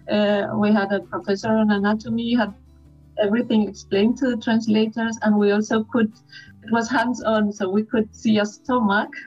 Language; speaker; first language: English; non-native, fluent; Spanish